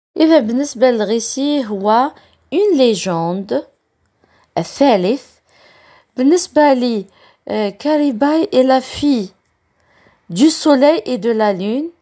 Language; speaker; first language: French; non-native, local second language; Arabic